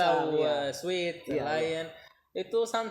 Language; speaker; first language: Indonesian; non-native, learner; Arabic